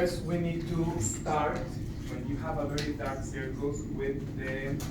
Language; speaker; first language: English; non-native, learner; Spanish